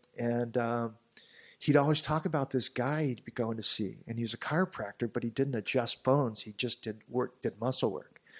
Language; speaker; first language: English; native; English